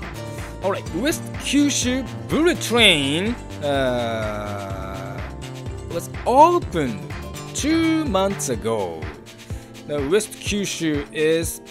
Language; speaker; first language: English; non-native, learner; Japanese